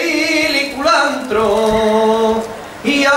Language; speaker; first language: Spanish; native; Spanish